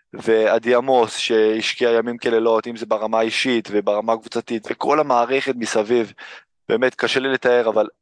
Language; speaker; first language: Hebrew; early bilingual, other home language; English